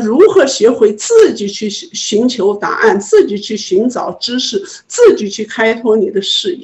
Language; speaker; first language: Chinese; native; Chinese